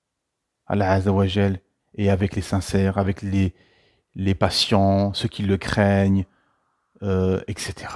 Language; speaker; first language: French; native; French